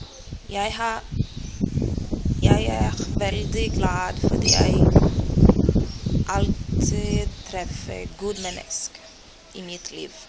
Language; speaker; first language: Norwegian; non-native, learner; Portuguese